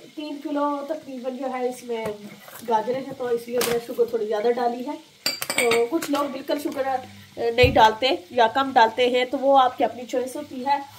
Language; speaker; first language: Urdu; native; Urdu